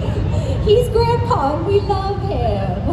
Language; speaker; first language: English; native; English